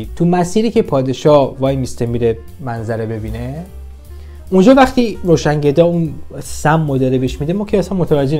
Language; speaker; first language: Persian; native; Persian